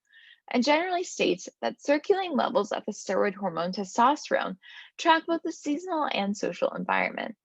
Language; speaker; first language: English; native; English